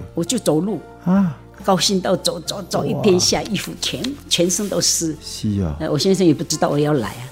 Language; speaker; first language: Min Nan Chinese; non-native, local second language; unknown